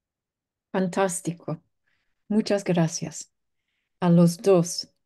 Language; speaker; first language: Spanish; non-native, fluent; English